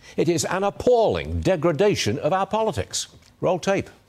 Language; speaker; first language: English; native; English